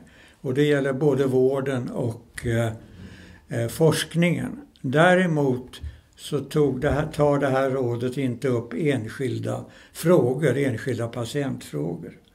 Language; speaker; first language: Swedish; native; Swedish